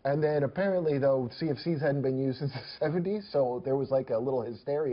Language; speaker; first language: English; native; English